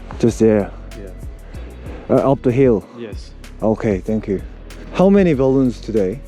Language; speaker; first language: English; non-native, learner; Korean